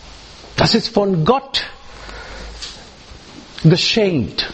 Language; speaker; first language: German; non-native, learner; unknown